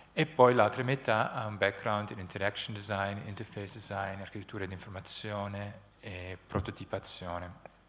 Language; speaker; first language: Italian; non-native, fluent; Dutch